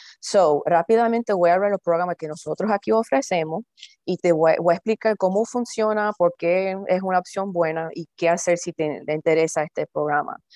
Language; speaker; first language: Spanish; early bilingual, heritage; Spanish